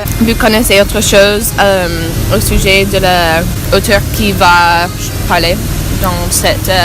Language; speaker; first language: French; non-native, learner; English